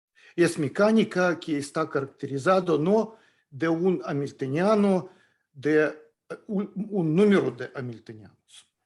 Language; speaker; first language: Spanish; non-native, fluent; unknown